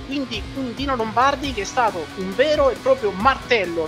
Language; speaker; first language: Italian; native; Italian